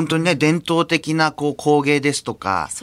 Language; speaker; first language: Japanese; native; Japanese